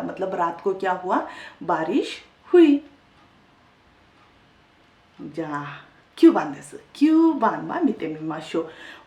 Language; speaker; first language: Japanese; non-native, fluent; Hindi